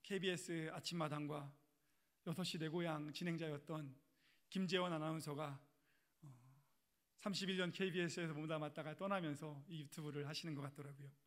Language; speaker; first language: Korean; native; Korean